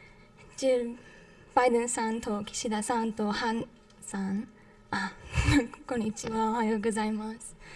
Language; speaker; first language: Japanese; non-native, learner; English